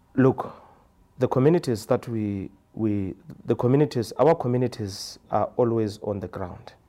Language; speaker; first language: English; non-native, local second language; Tswana